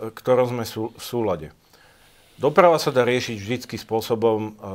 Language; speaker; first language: Slovak; native; Slovak